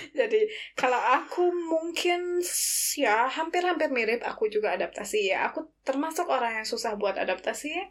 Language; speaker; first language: Indonesian; native; Indonesian